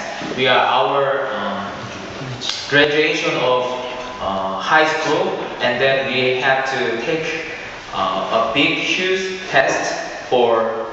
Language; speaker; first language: English; non-native, learner; Korean